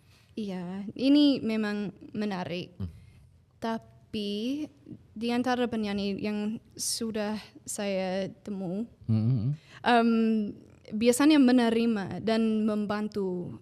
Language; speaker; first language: Indonesian; non-native, fluent; English